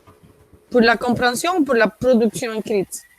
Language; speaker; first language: French; non-native, fluent; Spanish